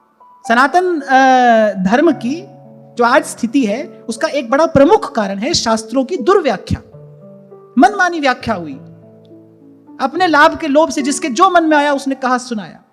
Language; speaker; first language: Hindi; native; Hindi